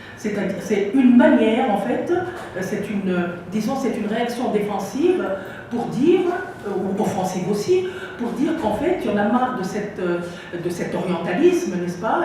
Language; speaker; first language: French; non-native, local second language; Arabic